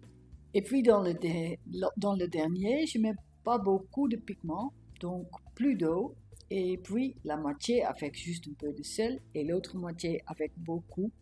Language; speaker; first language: French; non-native, learner; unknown